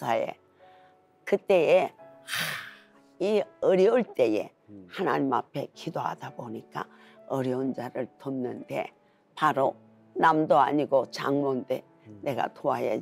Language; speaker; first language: Korean; native; Korean